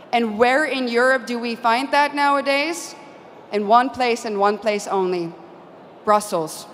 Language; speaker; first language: English; non-native, fluent; Dutch